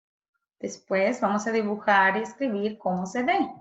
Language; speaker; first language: Spanish; early bilingual, heritage; Spanish